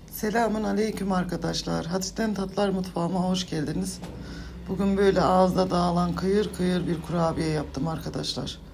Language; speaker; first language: Turkish; native; Turkish